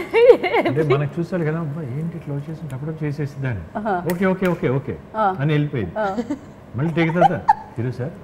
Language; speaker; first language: Telugu; native; Telugu